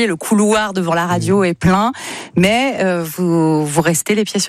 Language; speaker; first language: French; native; French